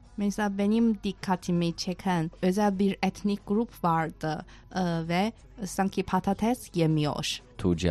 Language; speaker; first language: Turkish; non-native, fluent; Chinese